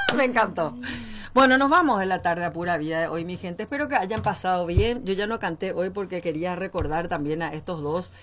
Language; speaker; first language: Spanish; native; Spanish